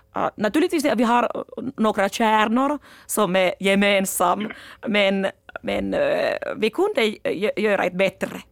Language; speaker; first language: Swedish; non-native, local second language; Finnish